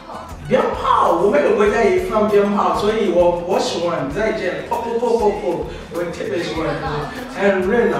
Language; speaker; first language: Chinese; non-native, fluent; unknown